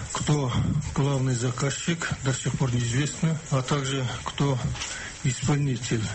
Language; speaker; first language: Russian; non-native, local second language; Kazakh